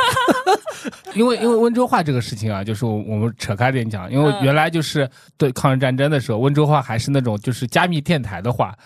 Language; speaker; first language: Chinese; non-native, local second language; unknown